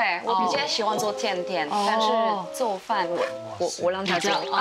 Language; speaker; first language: Chinese; non-native, fluent; French